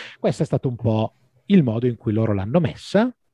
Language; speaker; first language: Italian; native; Italian